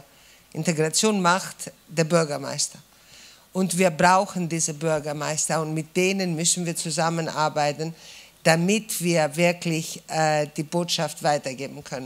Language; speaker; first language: German; non-native, fluent; Greek